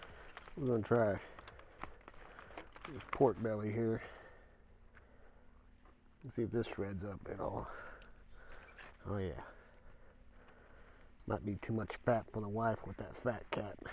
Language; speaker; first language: English; native; English